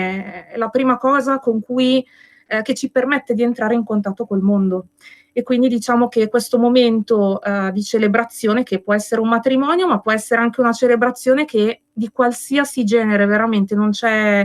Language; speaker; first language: Italian; native; Italian